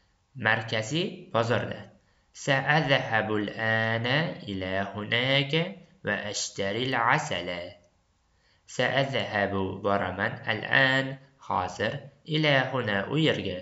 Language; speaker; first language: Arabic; non-native, fluent; Uzbek